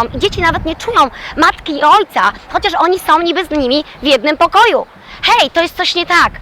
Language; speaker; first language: Polish; native; Polish